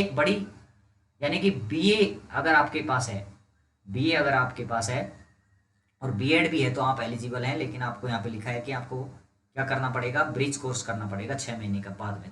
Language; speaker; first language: Hindi; native; Hindi